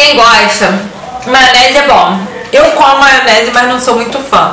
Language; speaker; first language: Portuguese; native; Portuguese